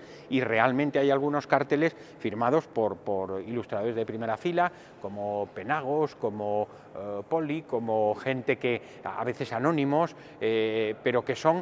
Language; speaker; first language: Spanish; native; Spanish